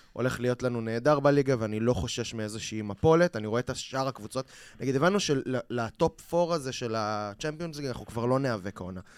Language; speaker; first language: Hebrew; native; Hebrew